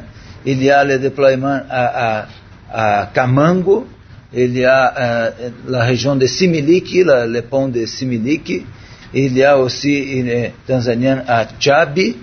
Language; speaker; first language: French; non-native, learner; Portuguese